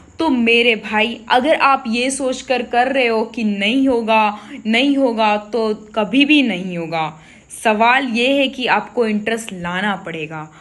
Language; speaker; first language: Hindi; non-native, local second language; Gujarati